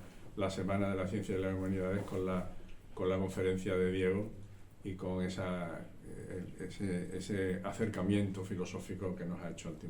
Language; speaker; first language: Spanish; native; Spanish